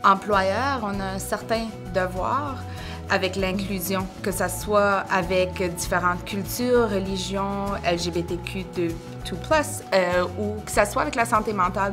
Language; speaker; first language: French; native; French